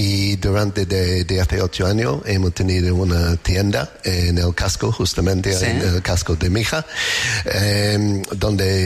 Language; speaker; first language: Spanish; non-native, learner; English